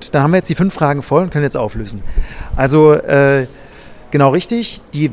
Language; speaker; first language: German; native; German